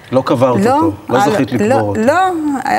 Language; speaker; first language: Hebrew; native; Hebrew